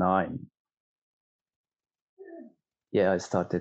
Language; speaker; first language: English; non-native, fluent; Persian